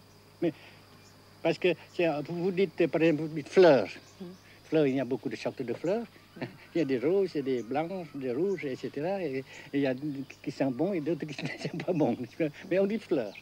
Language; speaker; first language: French; non-native, local second language; Vietnamese